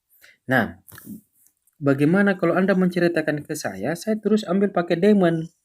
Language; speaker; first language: Indonesian; native; Indonesian